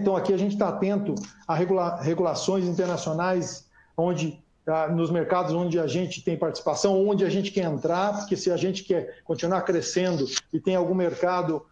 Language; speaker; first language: Portuguese; native; Portuguese